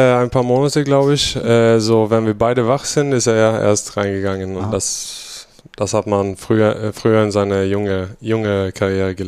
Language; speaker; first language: German; non-native, fluent; Swedish